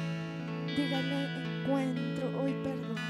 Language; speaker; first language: Spanish; native; Spanish